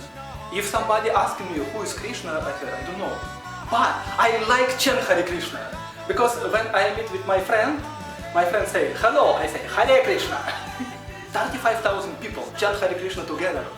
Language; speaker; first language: English; non-native, learner; Russian